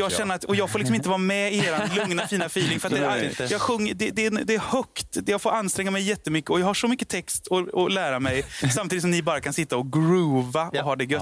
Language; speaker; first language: Swedish; native; Swedish